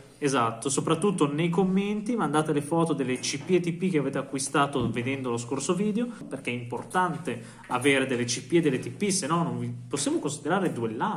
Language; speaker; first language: Italian; native; Italian